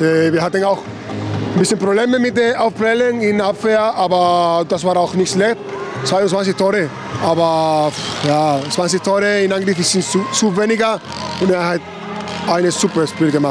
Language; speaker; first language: German; non-native, fluent; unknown